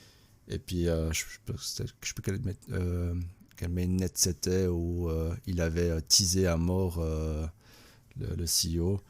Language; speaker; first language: French; native; French